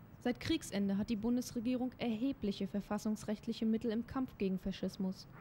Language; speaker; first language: German; native; German